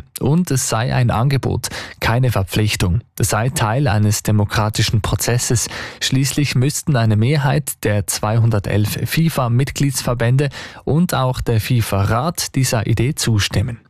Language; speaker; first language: German; native; German